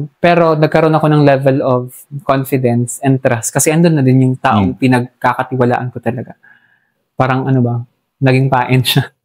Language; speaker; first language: Filipino; non-native, local second language; Hiligaynon